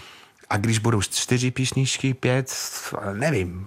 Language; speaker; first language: Czech; non-native, learner; English